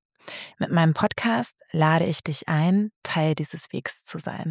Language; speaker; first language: German; native; German